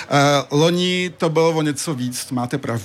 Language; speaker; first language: Czech; early bilingual, heritage; French